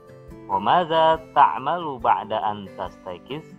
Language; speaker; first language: Arabic; non-native, fluent; Indonesian